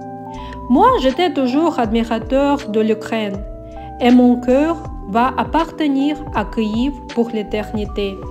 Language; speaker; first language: French; non-native, learner; Ukrainian